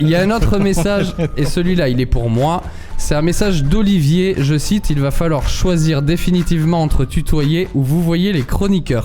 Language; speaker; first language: French; native; French